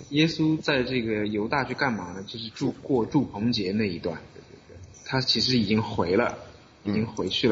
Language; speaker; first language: Chinese; native; Chinese